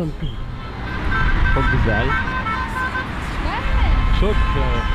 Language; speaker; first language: Turkish; non-native, learner; Indonesian